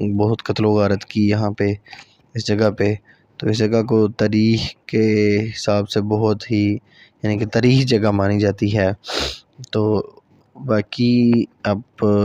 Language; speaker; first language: Urdu; non-native, local second language; Punjabi